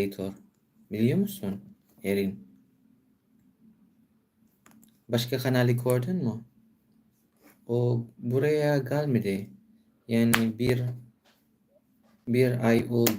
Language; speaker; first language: Turkish; non-native, learner; Filipino